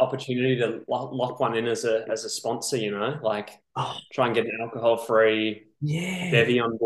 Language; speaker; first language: English; native; English